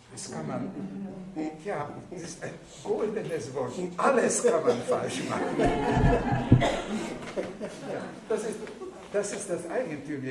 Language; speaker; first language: German; non-native, fluent; Hungarian